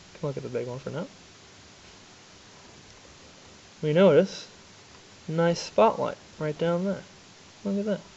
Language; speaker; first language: English; native; English